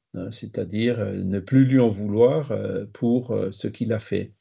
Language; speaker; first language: French; native; French